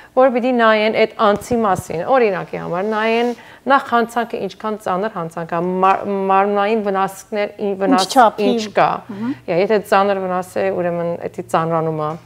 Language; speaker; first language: Armenian; early bilingual, heritage; Armenian